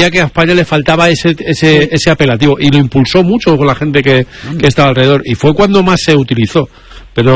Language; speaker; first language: Spanish; native; Spanish